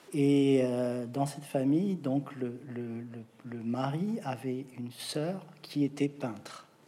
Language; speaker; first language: French; native; French